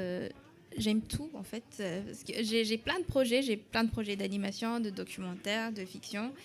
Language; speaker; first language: French; non-native, local second language; Malagasy